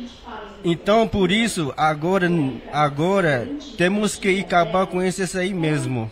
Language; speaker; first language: Portuguese; non-native, local second language; Yanomámi